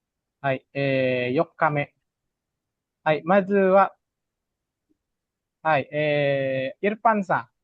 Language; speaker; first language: Japanese; non-native, fluent; Indonesian